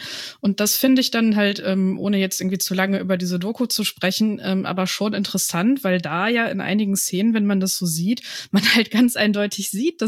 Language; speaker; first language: German; native; German